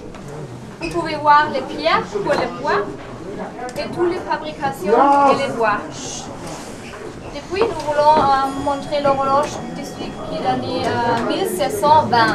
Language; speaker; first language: French; non-native, learner; German